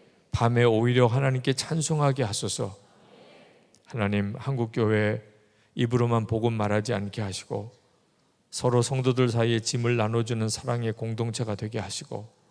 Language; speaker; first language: Korean; native; Korean